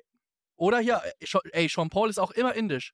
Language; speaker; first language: German; native; German